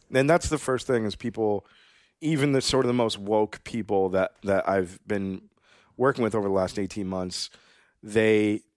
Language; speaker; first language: English; native; English